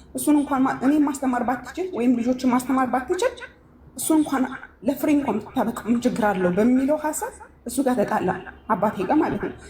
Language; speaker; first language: Amharic; native; Amharic